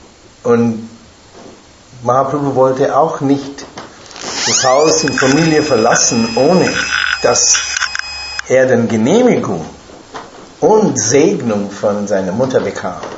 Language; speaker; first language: German; non-native, fluent; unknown